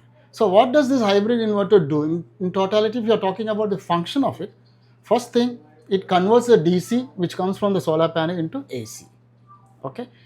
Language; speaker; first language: English; non-native, local second language; Malayalam